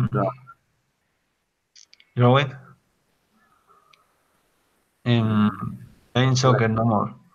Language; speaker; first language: English; non-native, learner; Spanish